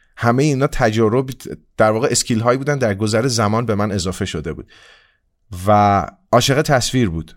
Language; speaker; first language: Persian; non-native, local second language; Kurdish